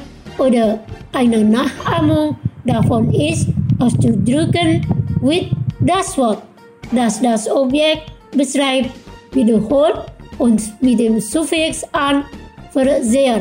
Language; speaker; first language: German; non-native, fluent; Indonesian